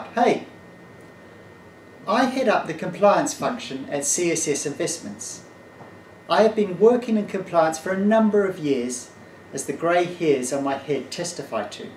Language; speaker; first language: English; native; English